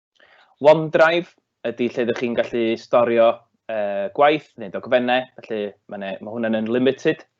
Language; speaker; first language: Welsh; native; Welsh